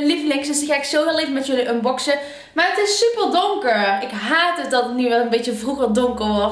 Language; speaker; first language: Dutch; native; Dutch